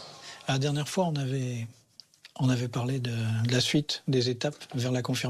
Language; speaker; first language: French; native; French